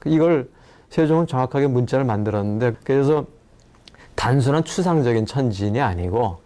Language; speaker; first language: Korean; native; Korean